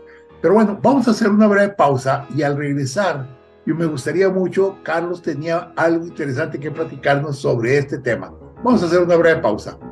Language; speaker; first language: Spanish; native; Spanish